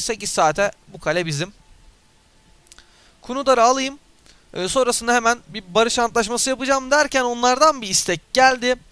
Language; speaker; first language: Turkish; native; Turkish